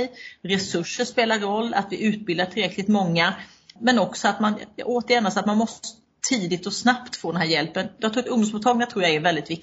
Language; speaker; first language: Swedish; native; Swedish